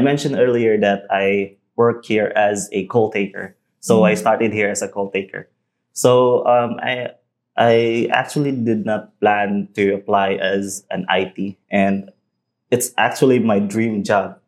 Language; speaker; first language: English; non-native, local second language; Cebuano